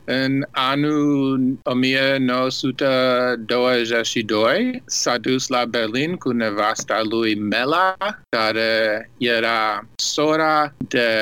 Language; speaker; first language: Romanian; early bilingual, heritage; Romanian